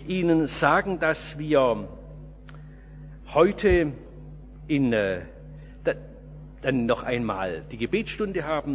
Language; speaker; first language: German; native; German